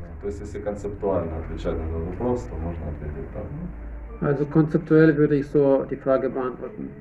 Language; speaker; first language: German; non-native, fluent; Russian